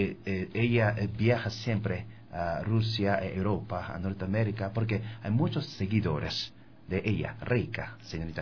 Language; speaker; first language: Spanish; non-native, learner; Japanese